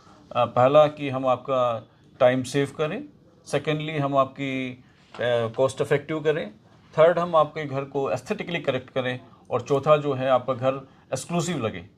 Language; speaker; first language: Hindi; native; Hindi